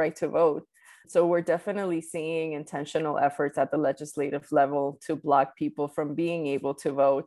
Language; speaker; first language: English; early bilingual, other home language; Spanish